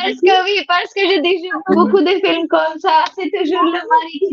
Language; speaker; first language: French; non-native, learner; Hindi